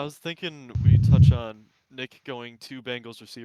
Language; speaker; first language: English; native; English